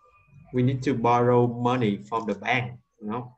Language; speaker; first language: English; non-native, learner; Vietnamese